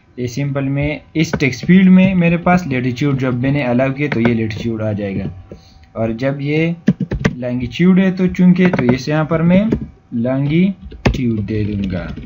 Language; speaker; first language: Urdu; non-native, local second language; Pashto